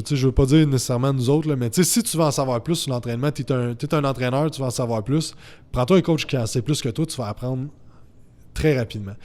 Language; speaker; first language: French; native; French